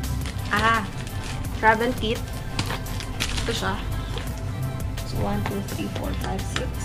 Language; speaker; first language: Filipino; native; Filipino